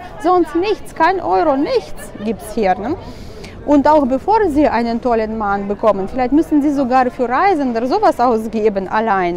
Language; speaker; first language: German; non-native, fluent; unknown